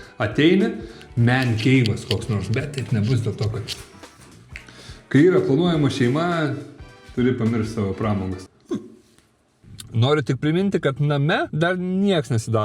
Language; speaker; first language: Lithuanian; native; Lithuanian